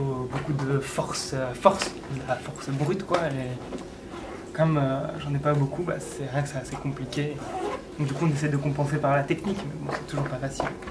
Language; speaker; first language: French; native; French